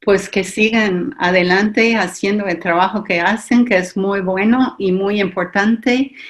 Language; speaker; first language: Spanish; non-native, fluent; English